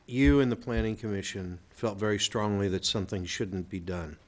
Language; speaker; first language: English; native; English